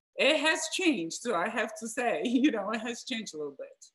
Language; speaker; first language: English; non-native, fluent; Polish